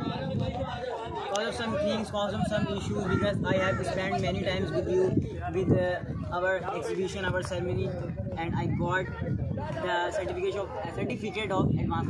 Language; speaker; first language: English; non-native, learner; Urdu